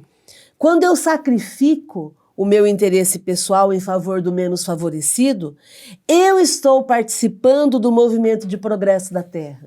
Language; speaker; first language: Portuguese; native; Portuguese